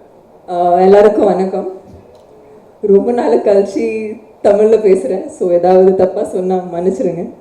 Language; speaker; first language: Tamil; non-native, learner; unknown